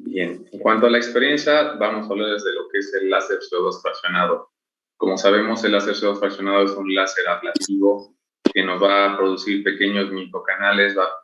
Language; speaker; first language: Spanish; native; Spanish